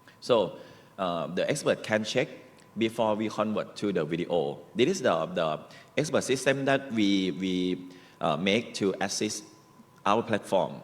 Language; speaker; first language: English; non-native, learner; Thai